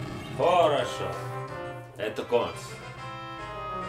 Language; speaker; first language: Russian; non-native, learner; English